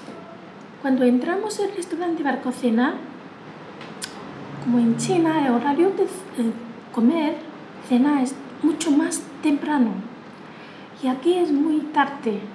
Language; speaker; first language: Spanish; non-native, learner; Chinese